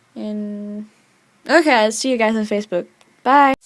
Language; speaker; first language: English; non-native, fluent; Estonian